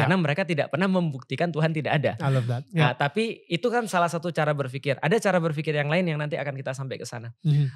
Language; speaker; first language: Indonesian; native; Indonesian